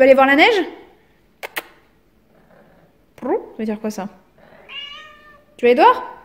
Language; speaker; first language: French; native; French